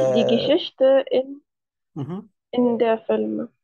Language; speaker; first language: German; non-native, learner; Arabic